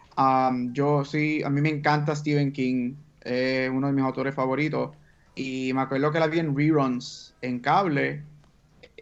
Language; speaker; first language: Spanish; native; Spanish